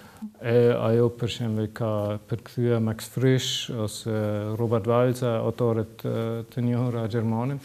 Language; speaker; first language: Albanian; non-native, learner; German